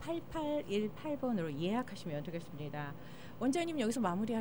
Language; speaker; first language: Korean; native; Korean